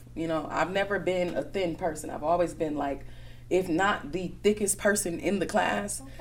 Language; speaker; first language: English; native; English